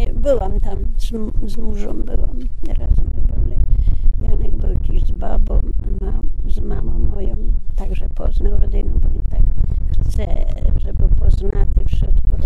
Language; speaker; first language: Polish; non-native, local second language; Rusyn